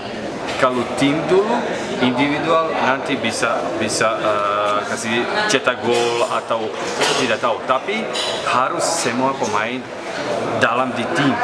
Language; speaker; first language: Indonesian; non-native, learner; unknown